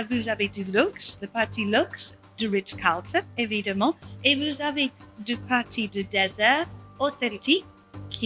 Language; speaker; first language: French; non-native, learner; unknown